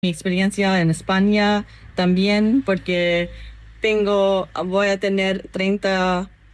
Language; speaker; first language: Spanish; non-native, fluent; English